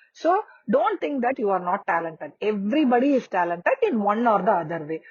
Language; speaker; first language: English; non-native, local second language; Tamil